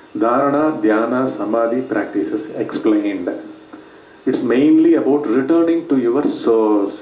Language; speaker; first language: English; non-native, local second language; Tamil